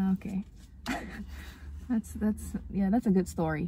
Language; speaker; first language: English; non-native, fluent; Japanese